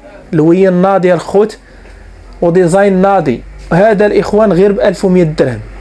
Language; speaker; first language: Arabic; native; Arabic